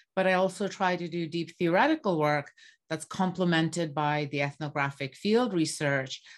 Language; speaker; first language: English; non-native, local second language; Bangla